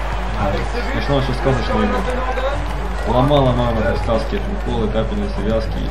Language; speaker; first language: Russian; native; Russian